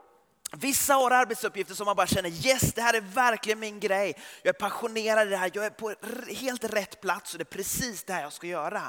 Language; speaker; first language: Swedish; early bilingual, heritage; Swedish